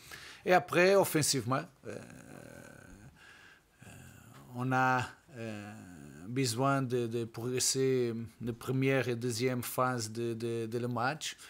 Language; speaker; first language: French; non-native, learner; Portuguese